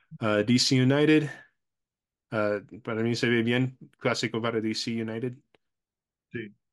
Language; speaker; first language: Spanish; non-native, fluent; English